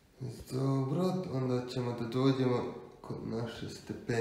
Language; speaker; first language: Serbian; early bilingual, heritage; Serbian